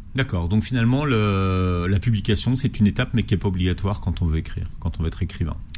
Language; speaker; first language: French; native; French